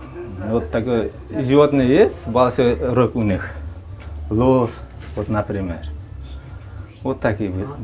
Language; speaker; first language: Russian; non-native, local second language; Uzbek